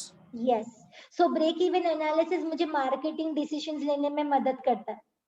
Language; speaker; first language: Hindi; native; Hindi